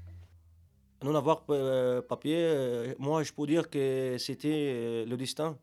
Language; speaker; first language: French; non-native, learner; Arabic